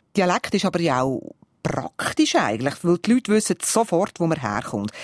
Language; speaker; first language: German; native; German